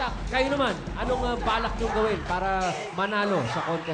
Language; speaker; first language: Filipino; native; Filipino